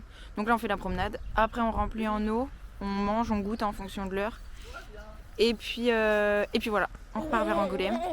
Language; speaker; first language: French; native; French